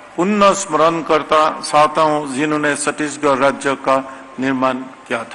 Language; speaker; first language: Hindi; non-native, local second language; Assamese